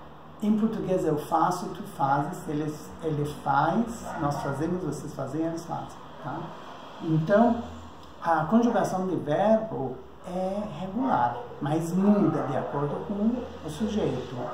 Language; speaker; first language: Portuguese; non-native, fluent; Persian